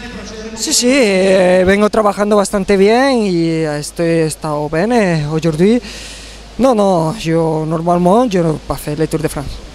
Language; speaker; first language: Italian; non-native, learner; Spanish